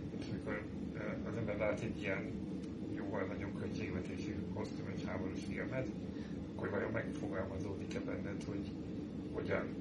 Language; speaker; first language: Hungarian; native; Hungarian